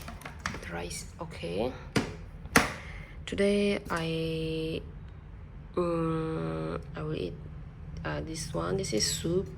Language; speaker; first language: English; non-native, learner; Burmese